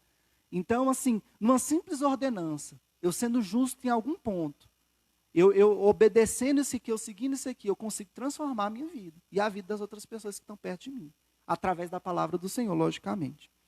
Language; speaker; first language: Portuguese; native; Portuguese